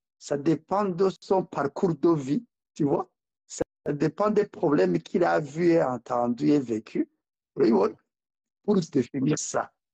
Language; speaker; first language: French; non-native, local second language; Rundi